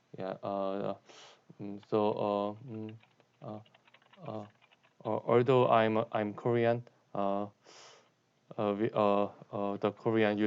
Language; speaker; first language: English; non-native, learner; Korean